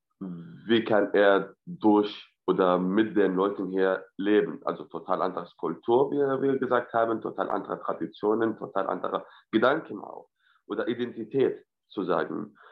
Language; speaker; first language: German; non-native, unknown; Arabic